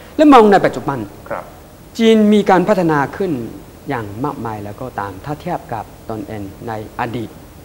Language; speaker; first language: Thai; non-native, fluent; Chinese